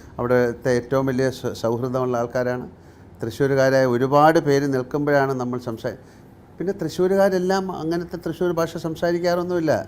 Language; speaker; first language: Malayalam; native; Malayalam